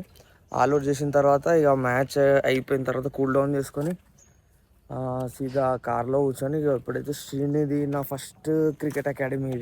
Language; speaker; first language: Telugu; native; Telugu